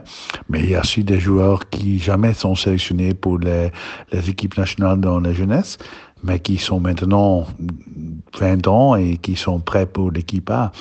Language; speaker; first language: French; non-native, learner; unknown